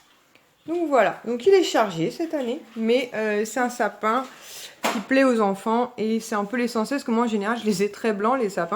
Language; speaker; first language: French; native; French